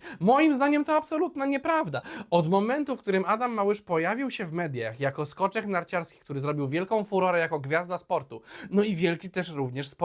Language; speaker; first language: Polish; native; Polish